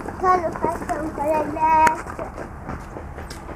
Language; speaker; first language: Japanese; early bilingual, heritage; Japanese